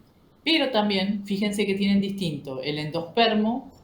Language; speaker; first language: Spanish; native; Spanish